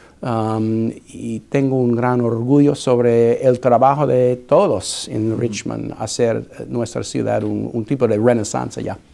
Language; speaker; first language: Spanish; non-native, fluent; English